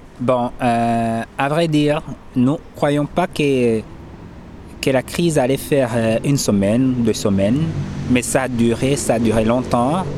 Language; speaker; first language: French; non-native, local second language; Rundi